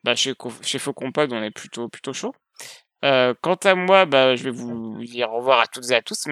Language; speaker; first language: French; native; French